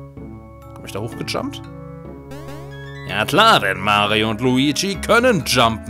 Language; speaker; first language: German; native; German